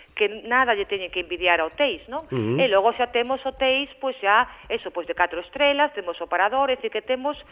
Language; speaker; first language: Galician; native; Galician